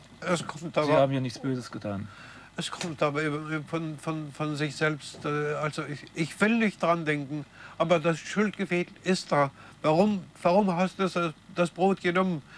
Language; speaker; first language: German; non-native, fluent; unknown